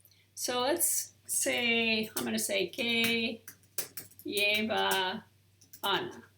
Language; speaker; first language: Spanish; non-native, learner; English